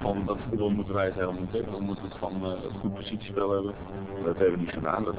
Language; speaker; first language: Dutch; native; Dutch